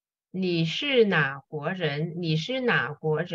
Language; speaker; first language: Chinese; non-native, fluent; Vietnamese